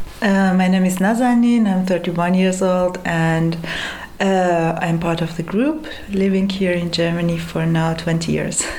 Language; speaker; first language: English; non-native, fluent; Persian